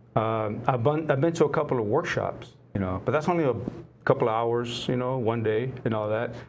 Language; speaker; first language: English; native; English